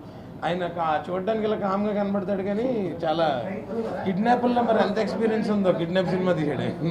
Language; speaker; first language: Telugu; native; Telugu